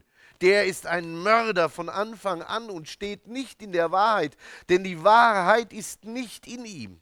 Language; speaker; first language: German; native; German